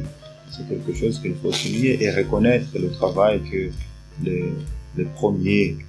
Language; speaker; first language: French; non-native, fluent; Portuguese